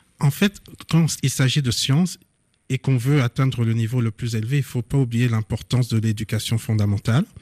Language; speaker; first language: French; non-native, local second language; Lingala